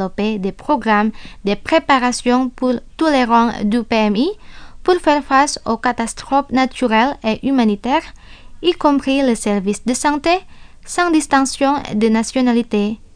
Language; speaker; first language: French; non-native, fluent; Indonesian